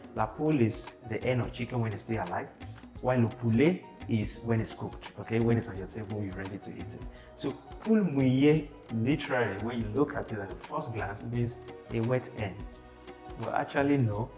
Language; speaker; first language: English; non-native, local second language; Yoruba